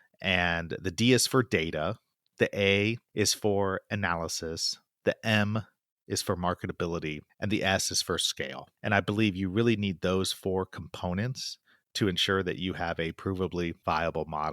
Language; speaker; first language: English; native; English